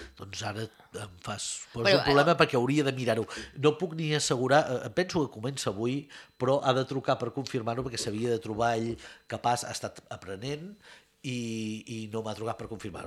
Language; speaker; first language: Catalan; native; Catalan